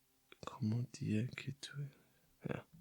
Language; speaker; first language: Portuguese; non-native, learner; German